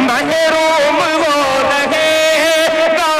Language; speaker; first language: Urdu; native; Urdu